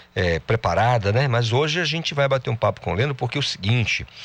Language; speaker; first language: Portuguese; native; Portuguese